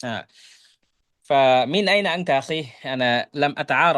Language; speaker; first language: Arabic; non-native, fluent; Bangla